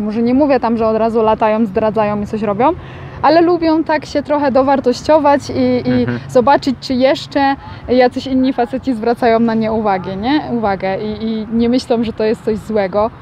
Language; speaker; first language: Polish; native; Polish